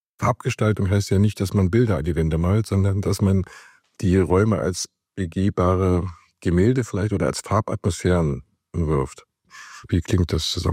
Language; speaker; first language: German; native; German